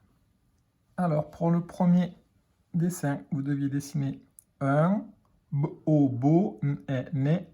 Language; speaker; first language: French; native; French